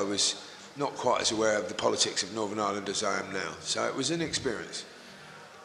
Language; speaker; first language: English; native; English